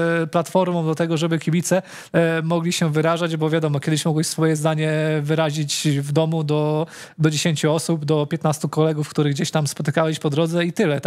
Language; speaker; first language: Polish; native; Polish